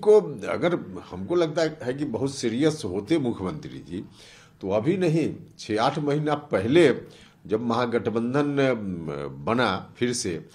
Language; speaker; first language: Hindi; native; Hindi